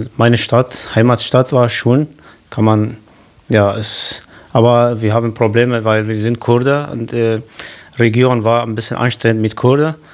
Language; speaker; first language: German; non-native, learner; Kurdish